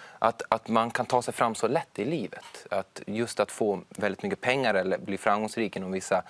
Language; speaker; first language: Swedish; native; Swedish